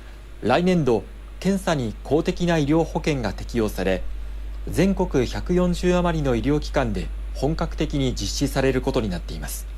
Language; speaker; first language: Japanese; native; Japanese